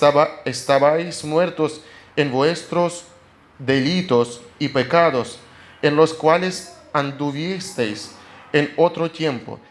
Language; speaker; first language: Spanish; non-native, fluent; Russian